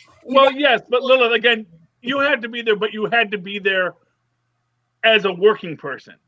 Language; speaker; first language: English; native; English